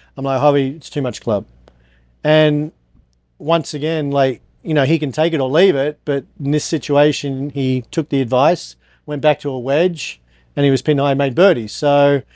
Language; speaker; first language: English; native; English